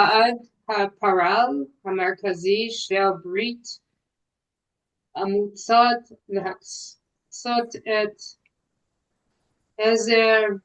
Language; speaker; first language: Hebrew; non-native, learner; English